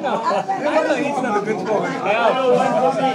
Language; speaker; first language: English; non-native, learner; Japanese